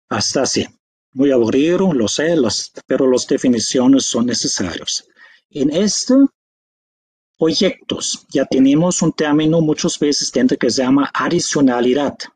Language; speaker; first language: Spanish; non-native, fluent; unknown